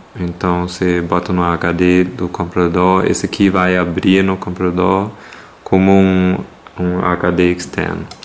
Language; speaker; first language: Portuguese; non-native, fluent; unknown